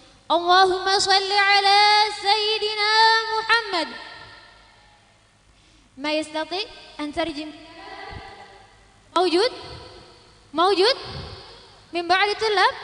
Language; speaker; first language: Arabic; non-native, learner; Indonesian